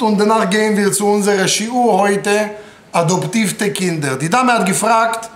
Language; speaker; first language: German; non-native, fluent; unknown